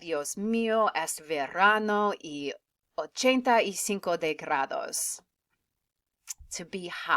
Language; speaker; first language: Spanish; non-native, fluent; English